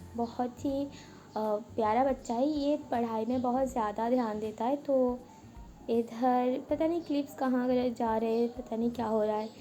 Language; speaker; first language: Hindi; non-native, local second language; Bangla